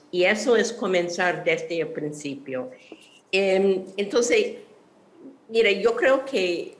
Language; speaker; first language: Spanish; non-native, fluent; English